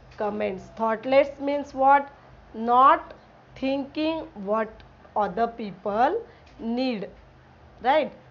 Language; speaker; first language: English; non-native, local second language; Marathi